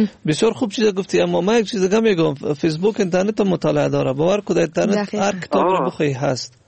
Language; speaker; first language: Persian; native; Persian